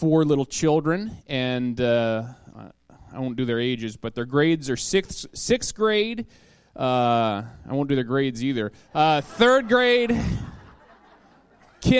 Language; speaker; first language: English; native; English